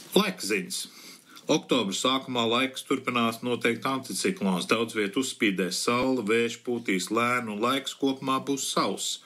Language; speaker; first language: Latvian; early bilingual, heritage; Latvian